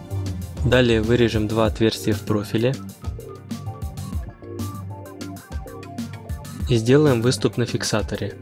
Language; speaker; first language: Russian; native; Russian